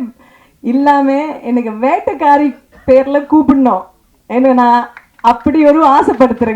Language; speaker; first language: Tamil; non-native, fluent; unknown